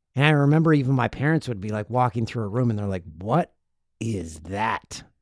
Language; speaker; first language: English; native; English